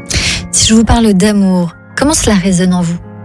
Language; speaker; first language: French; native; French